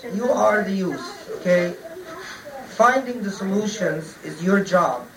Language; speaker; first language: English; non-native, fluent; Arabic